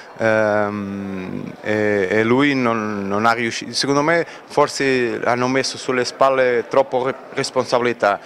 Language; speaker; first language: Italian; non-native, fluent; Portuguese